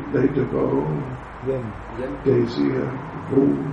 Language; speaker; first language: French; non-native, learner; English